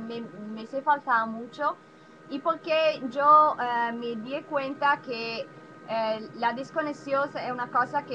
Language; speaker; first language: Spanish; non-native, learner; Italian